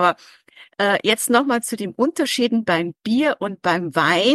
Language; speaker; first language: German; native; German